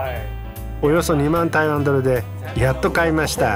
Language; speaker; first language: Japanese; non-native, fluent; Chinese